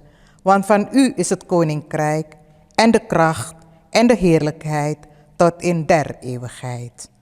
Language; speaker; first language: Dutch; early bilingual, other home language; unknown